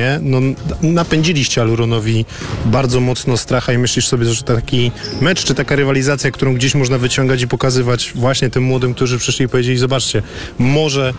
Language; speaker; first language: Polish; native; Polish